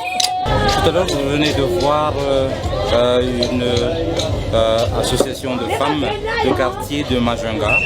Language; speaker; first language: French; non-native, local second language; Malagasy